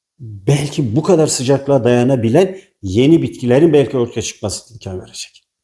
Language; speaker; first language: Turkish; native; Turkish